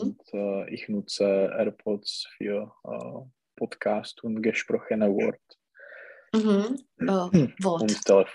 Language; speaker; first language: German; non-native, learner; Czech